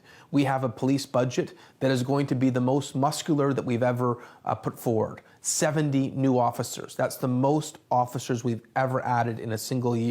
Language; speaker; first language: English; native; English